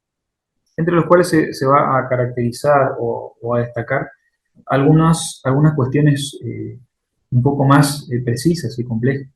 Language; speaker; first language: Spanish; native; Spanish